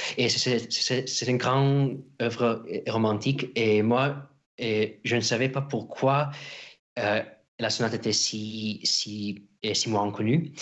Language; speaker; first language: French; non-native, fluent; Russian